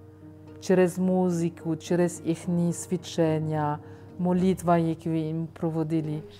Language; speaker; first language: Ukrainian; non-native, fluent; French